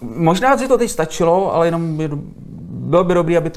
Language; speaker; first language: Czech; native; Czech